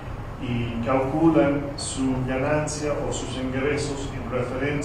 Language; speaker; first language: Spanish; non-native, fluent; English